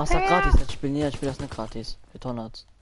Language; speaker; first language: German; non-native, local second language; Luxembourgish